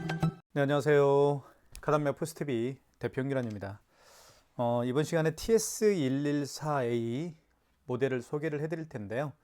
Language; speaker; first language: Korean; native; Korean